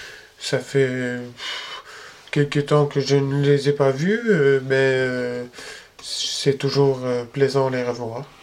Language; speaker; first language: French; early bilingual, other home language; Spanish